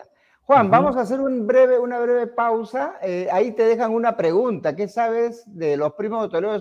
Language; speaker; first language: Spanish; native; Spanish